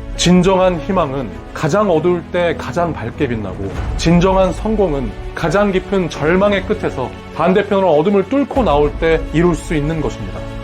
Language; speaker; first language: Korean; native; Korean